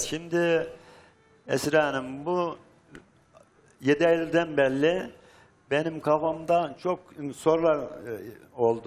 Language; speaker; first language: Turkish; native; Turkish